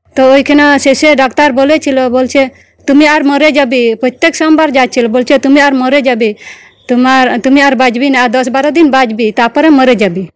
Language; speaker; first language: Bangla; non-native, local second language; Santali